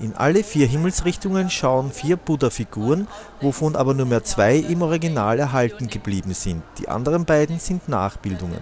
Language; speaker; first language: German; native; German